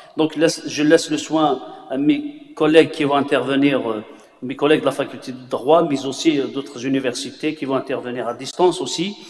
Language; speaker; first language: French; non-native, local second language; Kabyle